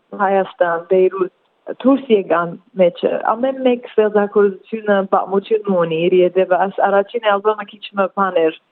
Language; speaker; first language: Armenian; early bilingual, heritage; Armenian